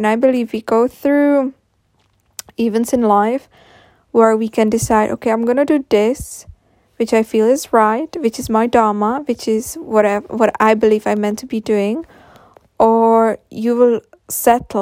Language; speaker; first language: English; non-native, fluent; Czech